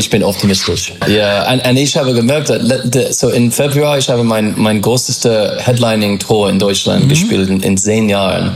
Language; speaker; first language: German; non-native, fluent; English